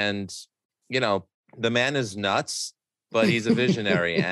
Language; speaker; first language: English; native; English